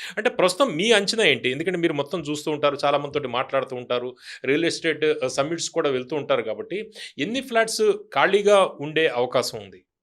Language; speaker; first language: Telugu; native; Telugu